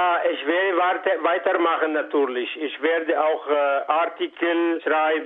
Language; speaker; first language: German; non-native, fluent; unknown